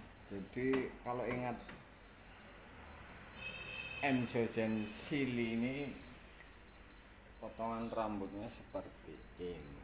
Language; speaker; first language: Indonesian; native; Indonesian